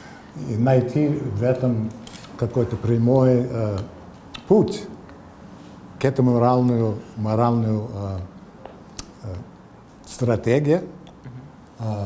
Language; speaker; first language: Russian; non-native, fluent; English